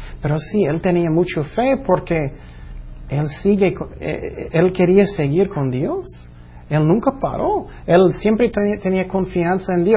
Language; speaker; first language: Spanish; non-native, fluent; English